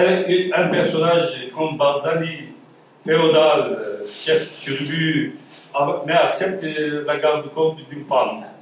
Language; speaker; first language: French; non-native, fluent; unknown